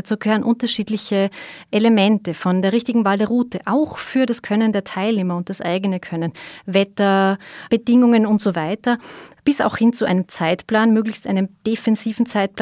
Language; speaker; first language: German; native; German